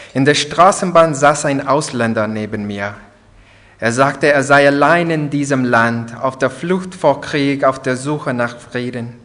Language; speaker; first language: German; non-native, learner; English